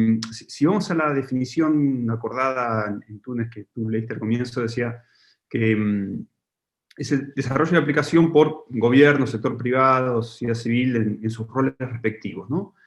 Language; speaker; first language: Spanish; native; Spanish